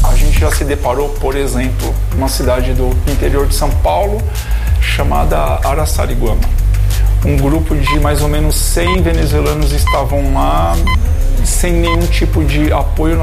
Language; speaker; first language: Portuguese; native; Portuguese